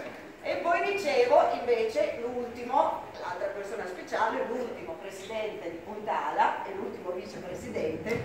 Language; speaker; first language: Italian; native; Italian